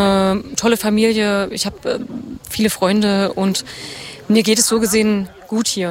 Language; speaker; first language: German; native; German